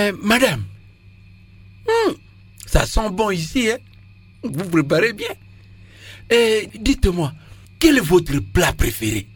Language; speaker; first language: French; non-native, local second language; Lingala